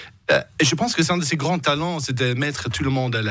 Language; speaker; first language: French; non-native, fluent; English